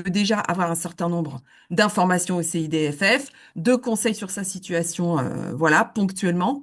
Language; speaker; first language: French; native; French